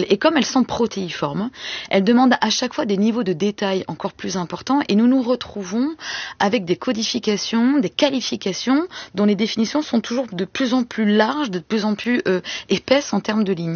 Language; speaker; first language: French; native; French